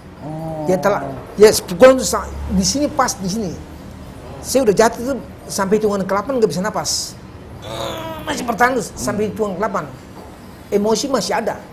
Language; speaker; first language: Indonesian; native; Indonesian